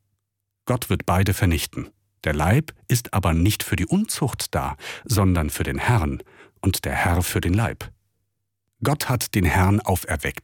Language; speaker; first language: German; native; German